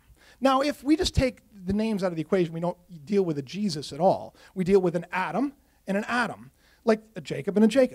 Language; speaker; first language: English; native; English